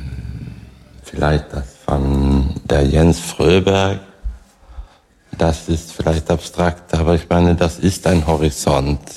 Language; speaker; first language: German; non-native, fluent; Swedish